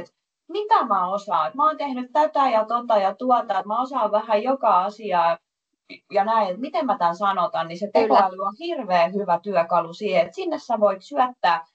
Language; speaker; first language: Finnish; native; Finnish